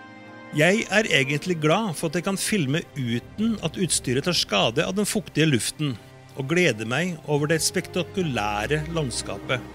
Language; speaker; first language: Norwegian; native; Norwegian